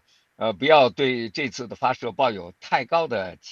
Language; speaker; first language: Chinese; native; Chinese